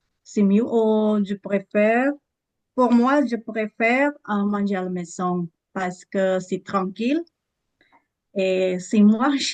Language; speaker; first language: French; non-native, learner; Filipino